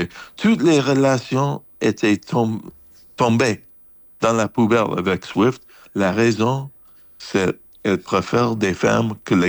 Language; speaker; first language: French; non-native, fluent; English